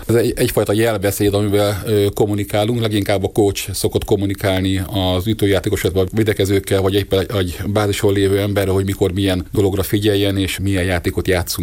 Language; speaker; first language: Hungarian; native; Hungarian